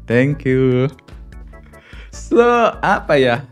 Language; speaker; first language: English; non-native, learner; Indonesian